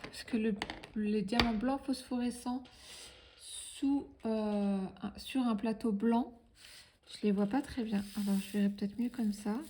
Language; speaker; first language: French; native; French